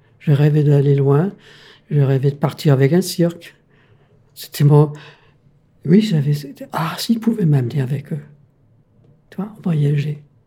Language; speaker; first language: French; non-native, fluent; Danish